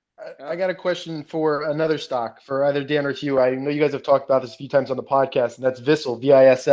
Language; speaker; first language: English; native; English